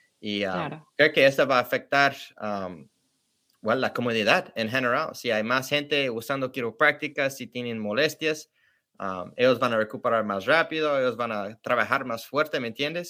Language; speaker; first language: Spanish; early bilingual, heritage; English